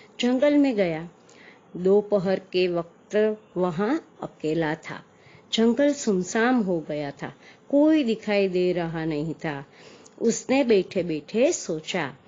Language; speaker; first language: Hindi; non-native, local second language; Gujarati